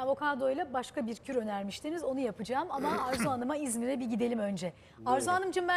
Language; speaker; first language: Turkish; native; Turkish